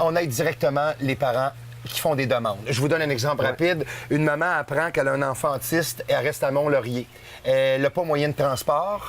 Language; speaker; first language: French; native; French